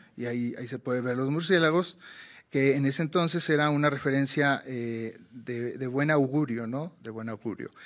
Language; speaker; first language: Spanish; native; Spanish